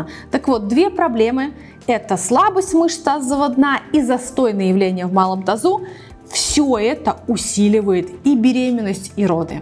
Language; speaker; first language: Russian; native; Russian